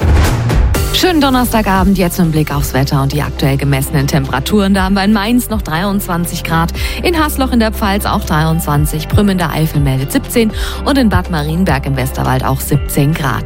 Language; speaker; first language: German; native; German